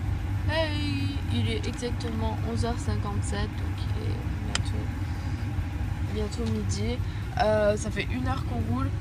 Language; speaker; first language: French; native; French